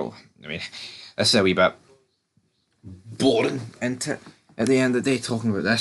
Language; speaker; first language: English; native; English